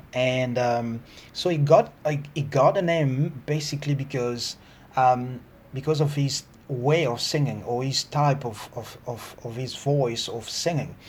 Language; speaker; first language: English; non-native, fluent; Lingala